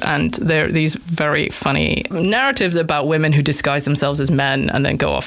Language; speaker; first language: English; native; English